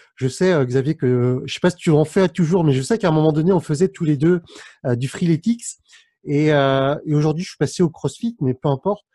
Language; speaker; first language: French; native; French